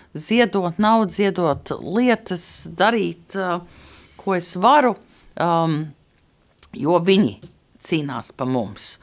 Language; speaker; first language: Latvian; early bilingual, heritage; Latvian